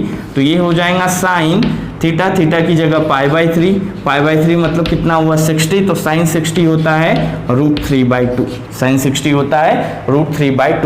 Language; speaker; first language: Hindi; native; Hindi